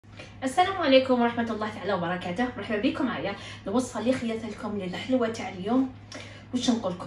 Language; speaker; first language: Arabic; native; Arabic